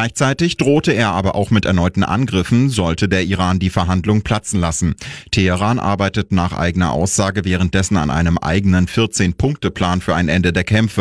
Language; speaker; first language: German; native; German